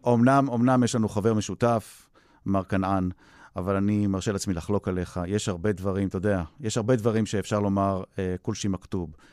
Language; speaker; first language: Hebrew; native; Hebrew